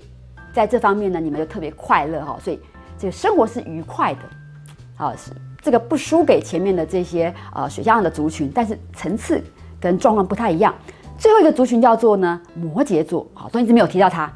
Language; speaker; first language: Chinese; native; Chinese